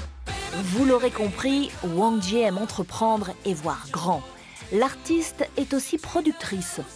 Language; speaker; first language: French; native; French